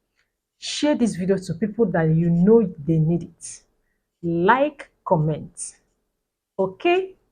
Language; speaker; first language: English; non-native, local second language; Igbo